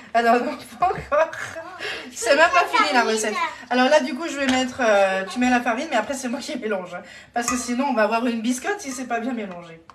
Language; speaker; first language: French; native; French